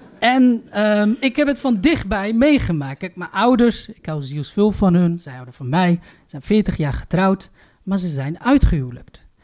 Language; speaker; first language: Dutch; early bilingual, other home language; Turkish